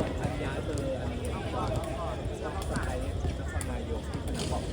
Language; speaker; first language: Thai; native; Thai